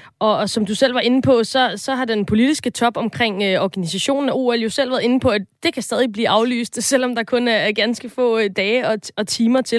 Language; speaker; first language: Danish; native; Danish